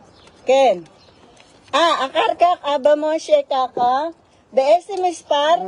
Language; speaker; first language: Hebrew; non-native, learner; Filipino